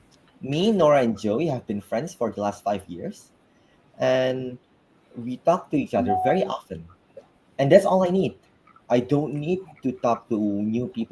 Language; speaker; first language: English; non-native, fluent; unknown